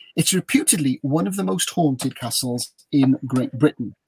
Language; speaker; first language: English; native; English